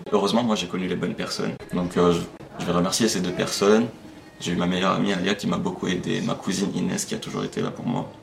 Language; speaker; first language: French; non-native, local second language; Arabic